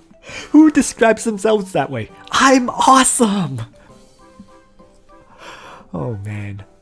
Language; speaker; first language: English; native; English